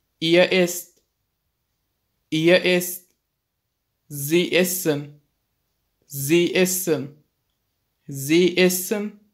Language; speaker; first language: German; non-native, fluent; Turkish